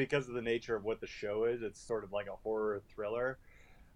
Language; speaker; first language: English; native; English